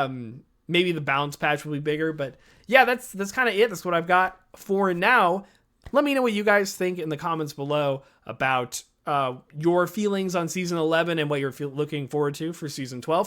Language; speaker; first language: English; native; English